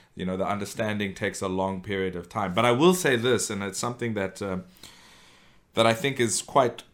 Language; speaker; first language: English; native; English